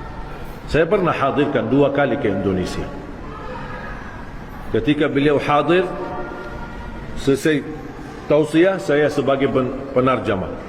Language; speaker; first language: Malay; non-native, fluent; Arabic